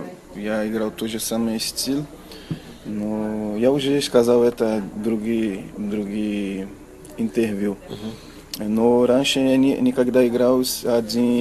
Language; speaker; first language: Russian; non-native, learner; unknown